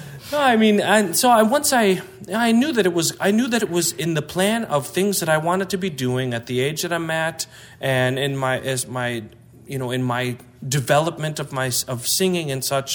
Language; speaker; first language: English; native; English